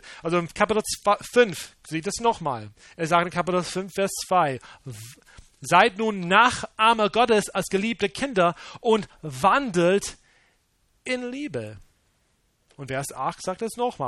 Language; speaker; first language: German; non-native, fluent; English